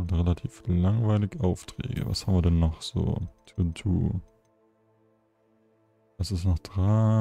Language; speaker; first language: German; native; German